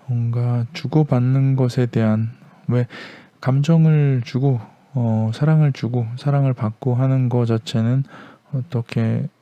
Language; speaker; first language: Korean; native; Korean